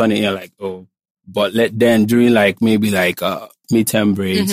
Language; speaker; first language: English; non-native, local second language; Igbo